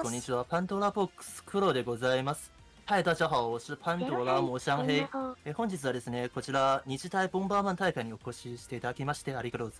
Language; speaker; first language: Japanese; native; Japanese